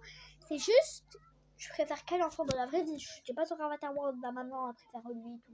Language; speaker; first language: French; native; French